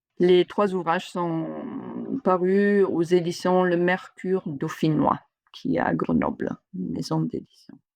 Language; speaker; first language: French; non-native, fluent; German